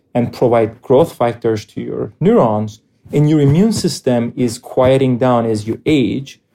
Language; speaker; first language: English; non-native, fluent; Greek